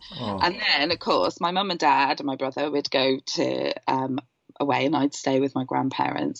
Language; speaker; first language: English; native; English